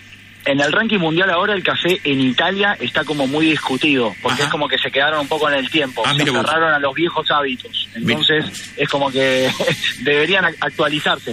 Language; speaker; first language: Spanish; native; Spanish